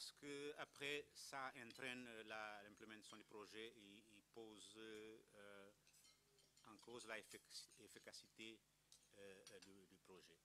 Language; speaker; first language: French; non-native, fluent; Kabuverdianu